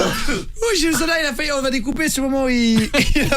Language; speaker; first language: French; native; French